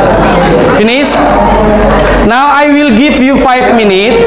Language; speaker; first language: English; non-native, fluent; Indonesian